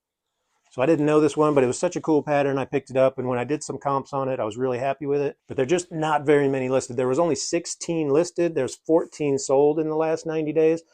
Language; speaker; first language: English; native; English